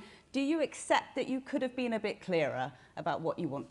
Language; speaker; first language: English; native; English